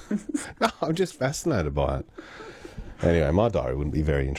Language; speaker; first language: English; native; English